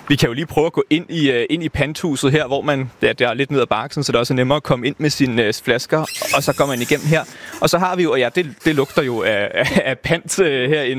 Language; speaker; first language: Danish; native; Danish